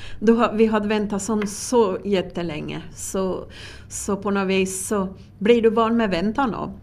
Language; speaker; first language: Swedish; native; Swedish